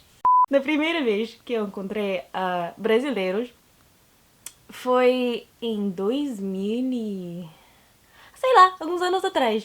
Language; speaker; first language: Portuguese; non-native, learner; English